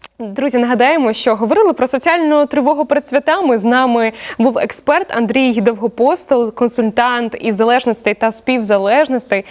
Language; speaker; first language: Ukrainian; native; Ukrainian